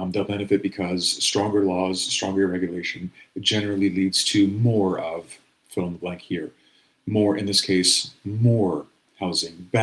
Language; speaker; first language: English; native; English